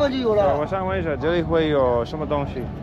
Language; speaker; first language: Chinese; non-native, learner; English